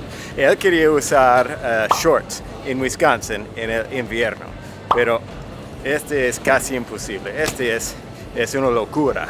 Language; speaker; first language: Spanish; non-native, fluent; English